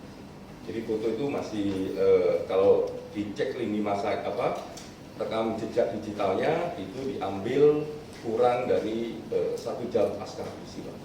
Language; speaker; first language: Indonesian; native; Indonesian